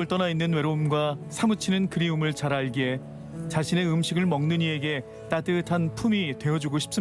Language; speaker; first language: Korean; native; Korean